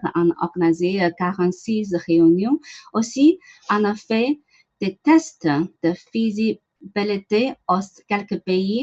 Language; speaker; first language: French; non-native, learner; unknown